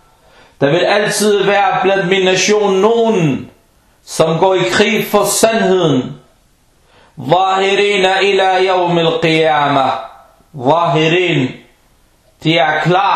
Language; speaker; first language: Danish; early bilingual, other home language; Arabic